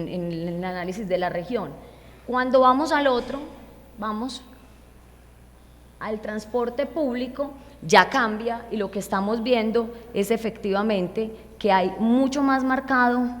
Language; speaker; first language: Spanish; native; Spanish